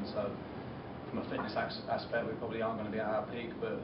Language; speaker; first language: English; native; English